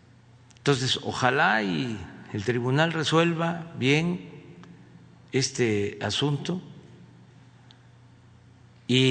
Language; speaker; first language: Spanish; native; Spanish